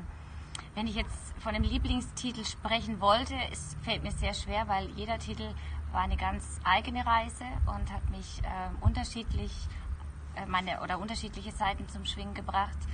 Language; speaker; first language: German; native; German